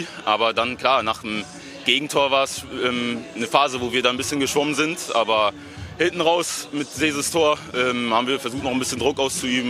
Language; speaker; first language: German; native; German